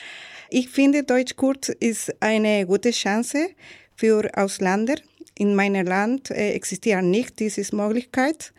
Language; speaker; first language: German; non-native, learner; Spanish